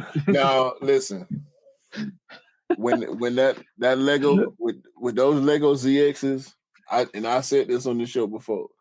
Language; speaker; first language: English; native; English